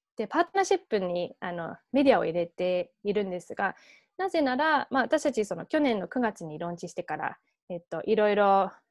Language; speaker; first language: Japanese; early bilingual, heritage; Japanese